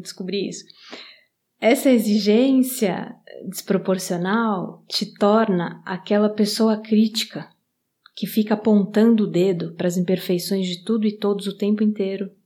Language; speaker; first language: Portuguese; native; Portuguese